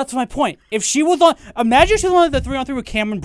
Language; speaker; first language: English; native; English